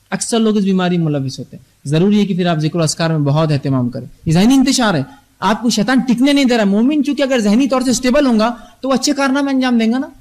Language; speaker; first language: Urdu; native; Urdu